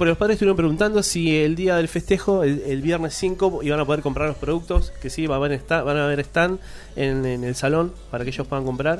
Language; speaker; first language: Spanish; native; Spanish